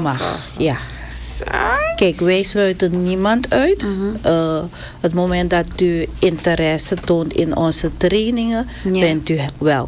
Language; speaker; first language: Dutch; non-native, local second language; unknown